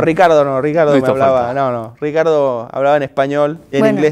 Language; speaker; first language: Spanish; native; Spanish